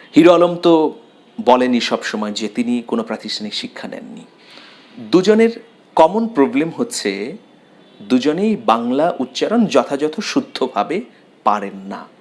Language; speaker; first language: Bangla; native; Bangla